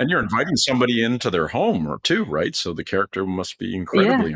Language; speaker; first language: English; native; English